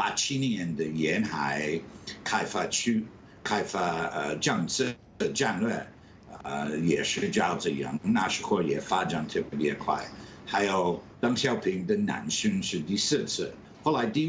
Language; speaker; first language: Chinese; non-native, fluent; English